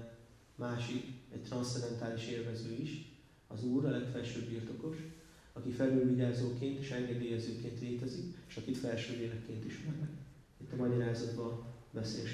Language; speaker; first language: Hungarian; native; Hungarian